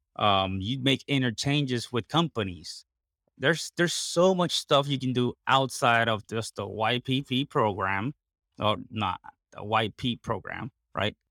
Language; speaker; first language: English; non-native, fluent; Spanish